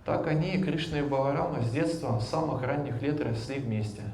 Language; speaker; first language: Russian; native; Russian